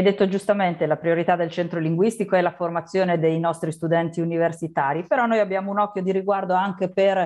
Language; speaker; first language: Italian; native; Italian